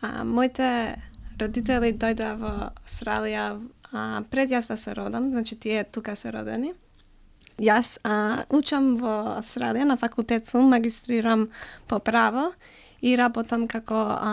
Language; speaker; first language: Macedonian; early bilingual, heritage; Macedonian